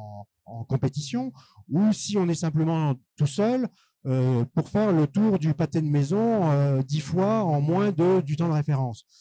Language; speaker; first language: French; native; French